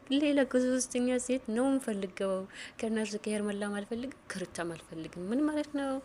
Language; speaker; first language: Amharic; non-native, local second language; Tigrinya